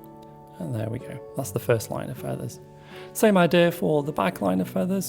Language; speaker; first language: English; native; English